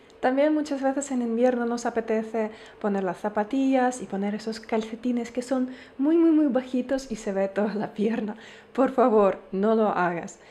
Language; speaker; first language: Spanish; non-native, fluent; Ukrainian